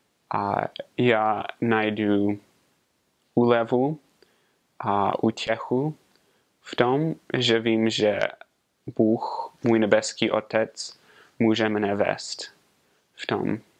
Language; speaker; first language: Czech; non-native, fluent; English